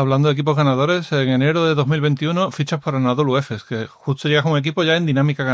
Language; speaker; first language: Spanish; native; Spanish